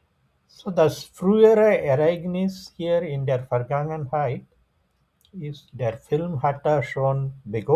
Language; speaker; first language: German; non-native, fluent; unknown